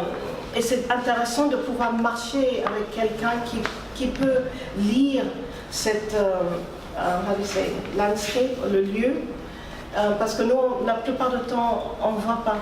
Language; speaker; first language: French; non-native, fluent; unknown